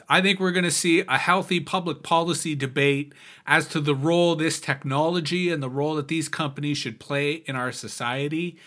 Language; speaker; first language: English; native; English